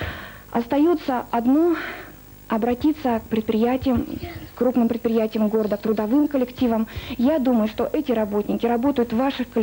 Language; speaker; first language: Russian; native; Russian